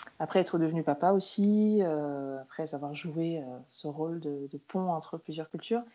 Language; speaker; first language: French; native; French